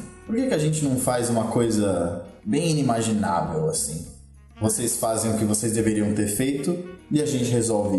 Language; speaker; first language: Portuguese; native; Portuguese